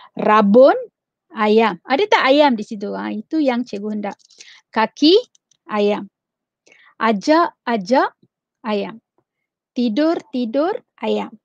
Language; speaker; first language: Malay; non-native, local second language; Tamil